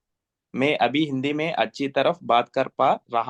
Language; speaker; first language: Hindi; non-native, learner; Telugu